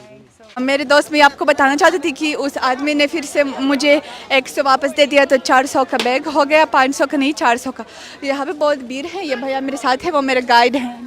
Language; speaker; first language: Hindi; non-native, learner; Russian